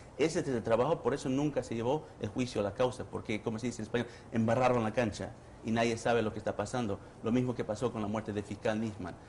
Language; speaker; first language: Spanish; early bilingual, heritage; Spanish